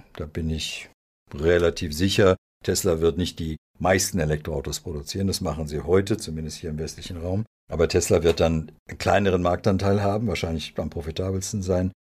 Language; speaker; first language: German; early bilingual, other home language; Serbian